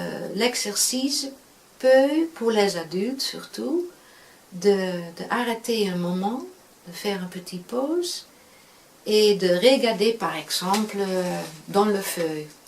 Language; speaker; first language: French; non-native, fluent; Dutch